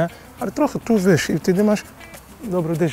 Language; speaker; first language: Polish; non-native, learner; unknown